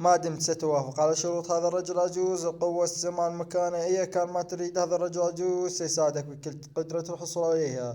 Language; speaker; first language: Arabic; native; Arabic